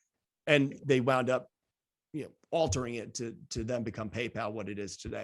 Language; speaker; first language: English; native; English